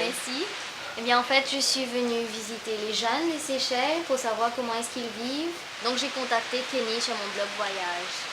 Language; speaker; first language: French; native; French